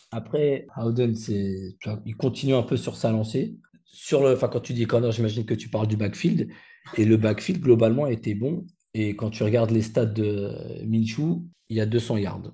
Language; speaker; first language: French; native; French